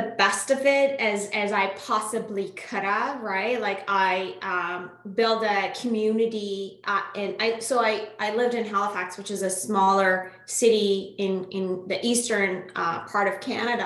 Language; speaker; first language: English; non-native, fluent; Persian